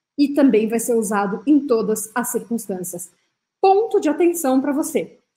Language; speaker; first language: Portuguese; non-native, fluent; French